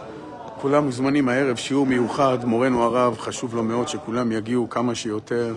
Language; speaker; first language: Hebrew; native; Hebrew